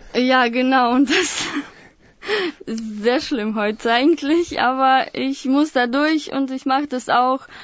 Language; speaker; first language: German; non-native, fluent; Russian